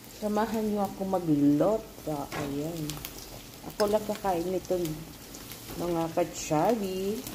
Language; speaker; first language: Filipino; non-native, local second language; Cebuano